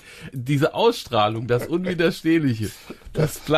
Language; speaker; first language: German; native; German